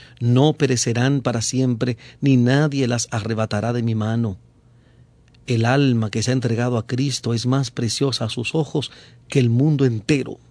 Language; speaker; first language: Spanish; native; Spanish